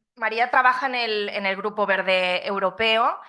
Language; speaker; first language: Spanish; non-native, local second language; Catalan